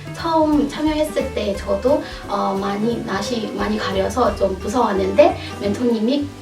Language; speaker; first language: Korean; non-native, fluent; Burmese